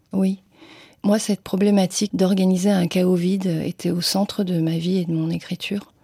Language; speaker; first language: French; early bilingual, other home language; Vietnamese